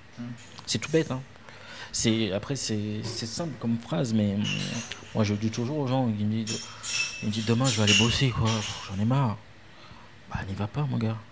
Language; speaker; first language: French; non-native, local second language; Ewe